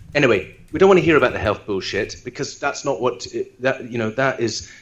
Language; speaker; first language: English; native; English